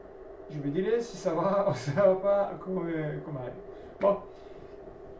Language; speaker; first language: French; non-native, learner; Italian